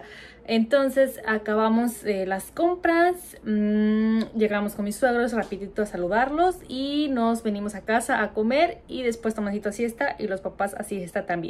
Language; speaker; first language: Spanish; native; Spanish